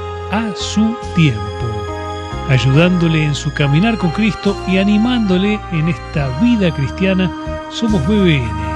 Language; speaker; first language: Spanish; native; Spanish